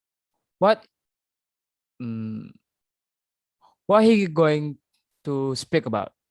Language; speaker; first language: English; non-native, learner; Indonesian